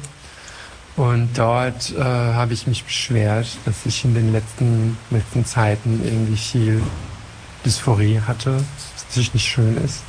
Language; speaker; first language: German; non-native, fluent; French